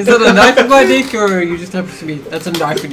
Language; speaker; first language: English; native; English